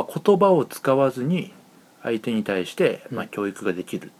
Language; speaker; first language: Japanese; native; Japanese